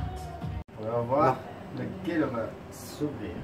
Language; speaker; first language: French; non-native, fluent; Chinese